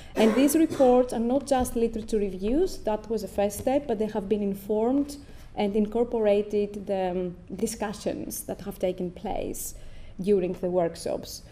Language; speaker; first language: English; non-native, fluent; Greek